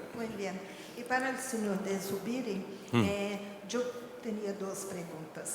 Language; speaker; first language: Spanish; non-native, learner; Portuguese